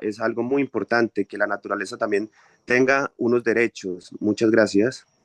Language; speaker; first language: Spanish; native; Spanish